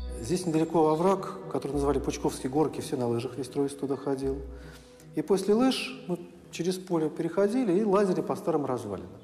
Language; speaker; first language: Russian; native; Russian